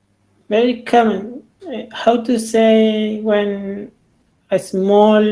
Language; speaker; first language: English; non-native, learner; Spanish